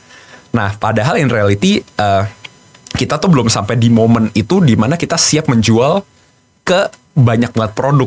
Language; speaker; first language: Indonesian; native; Indonesian